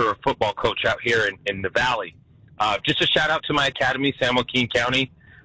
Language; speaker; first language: English; native; English